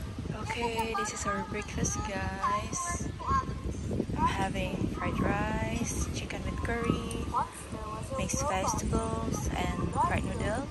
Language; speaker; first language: English; non-native, learner; Indonesian